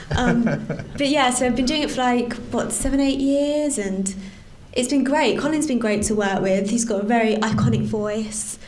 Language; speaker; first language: English; native; English